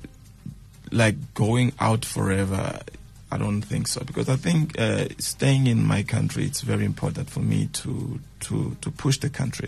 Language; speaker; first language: English; non-native, fluent; Tsonga